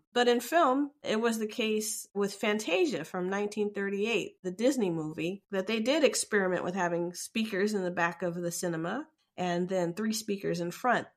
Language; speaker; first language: English; native; English